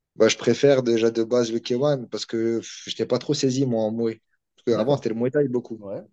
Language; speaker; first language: French; native; French